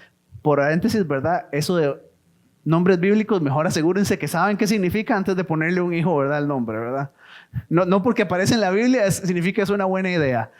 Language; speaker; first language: Spanish; native; Spanish